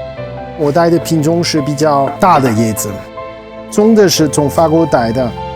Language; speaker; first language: Chinese; non-native, fluent; French